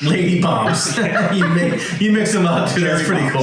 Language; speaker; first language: English; native; English